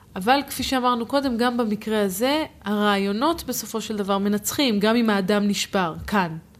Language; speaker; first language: Hebrew; native; Hebrew